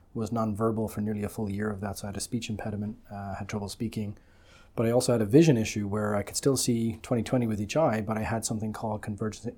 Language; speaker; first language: English; native; English